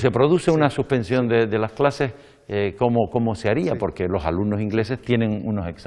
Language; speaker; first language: Spanish; native; Spanish